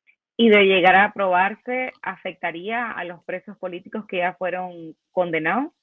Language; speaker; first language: Spanish; native; Spanish